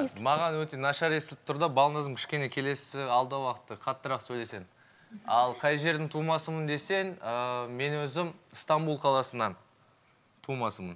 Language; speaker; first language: Kazakh; early bilingual, heritage; Kazakh